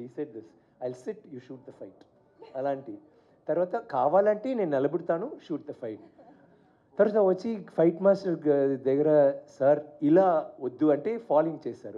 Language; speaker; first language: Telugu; non-native, learner; Tamil